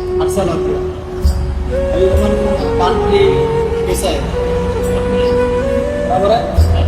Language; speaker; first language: Hindi; non-native, learner; Bangla